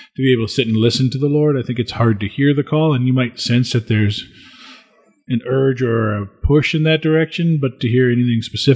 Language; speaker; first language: English; native; English